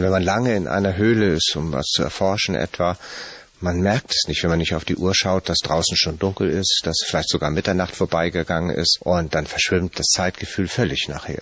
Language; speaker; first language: German; native; German